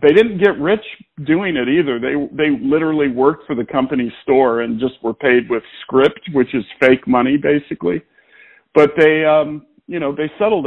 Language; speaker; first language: English; native; English